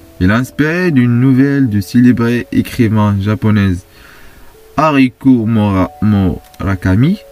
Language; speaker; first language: French; non-native, fluent; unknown